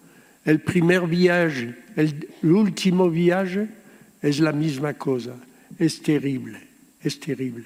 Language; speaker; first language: Spanish; early bilingual, heritage; Spanish